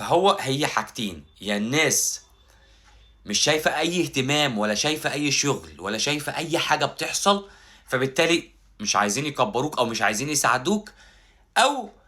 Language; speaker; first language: Arabic; native; Arabic